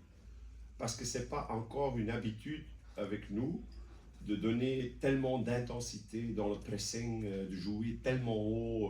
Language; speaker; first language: French; non-native, local second language; Dutch